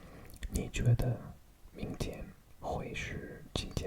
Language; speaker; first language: Chinese; non-native, learner; English